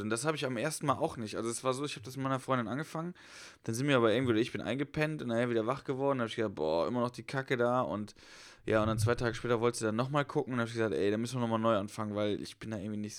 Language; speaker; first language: German; native; German